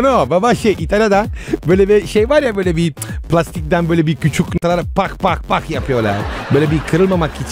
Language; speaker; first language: Turkish; non-native, learner; Italian